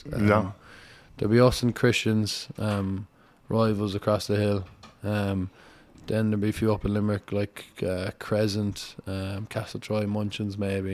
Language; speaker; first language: English; native; English